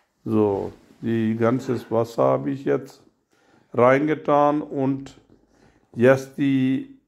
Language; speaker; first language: German; non-native, learner; Urdu